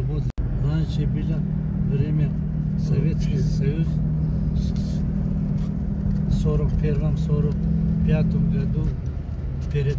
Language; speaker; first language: Russian; non-native, local second language; Tajik